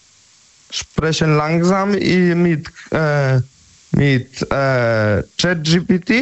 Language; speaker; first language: German; non-native, learner; Polish